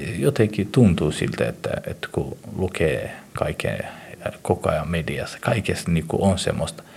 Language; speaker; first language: Finnish; early bilingual, other home language; Somali